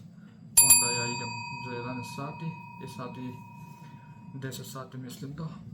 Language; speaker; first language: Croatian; non-native, learner; Nepali